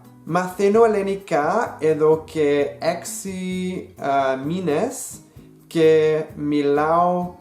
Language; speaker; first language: Greek; non-native, learner; English